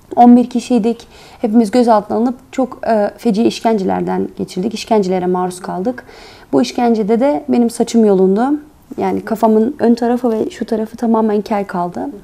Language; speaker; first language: Turkish; early bilingual, heritage; Turkish